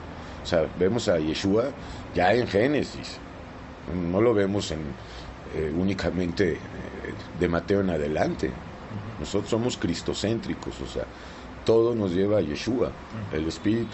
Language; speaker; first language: Spanish; native; Spanish